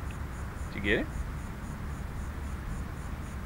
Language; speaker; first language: English; native; English